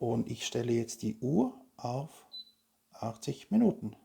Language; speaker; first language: German; non-native, fluent; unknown